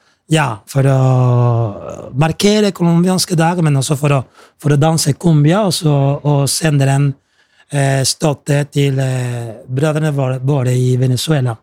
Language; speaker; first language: Norwegian; non-native, fluent; Spanish